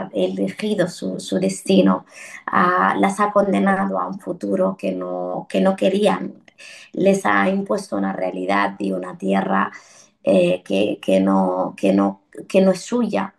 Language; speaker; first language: Spanish; early bilingual, other home language; Arabic